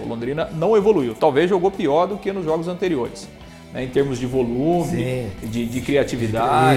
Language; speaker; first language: Portuguese; native; Portuguese